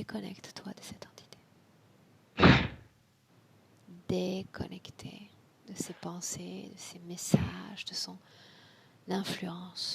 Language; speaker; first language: French; native; French